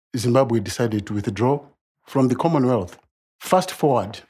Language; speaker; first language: English; non-native, local second language; Shona